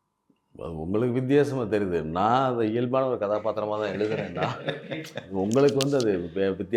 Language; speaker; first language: Tamil; native; Tamil